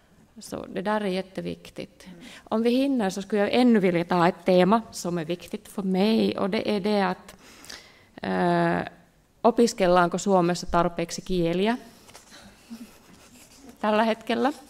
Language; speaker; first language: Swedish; non-native, local second language; Finnish